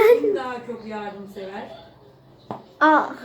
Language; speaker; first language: Turkish; native; Turkish